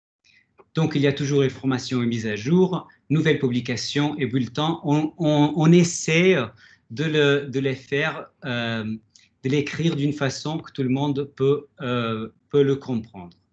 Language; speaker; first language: French; non-native, fluent; Portuguese